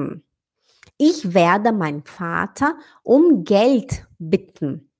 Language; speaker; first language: German; non-native, fluent; Portuguese